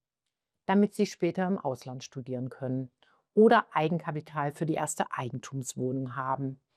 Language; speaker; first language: German; native; German